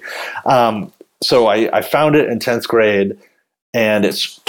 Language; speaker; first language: English; native; English